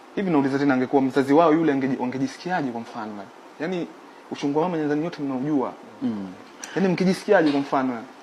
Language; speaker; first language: Swahili; native; Swahili